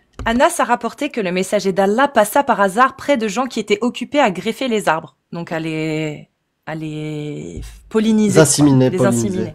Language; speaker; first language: French; native; French